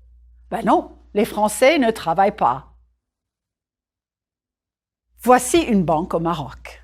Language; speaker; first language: French; non-native, fluent; English